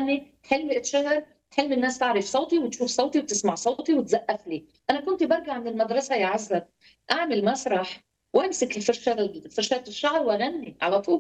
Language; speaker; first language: Arabic; native; Arabic